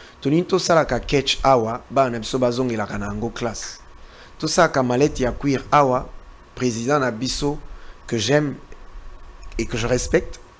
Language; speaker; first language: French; non-native, local second language; Lingala